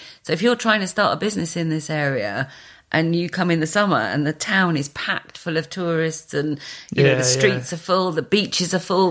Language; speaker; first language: English; native; English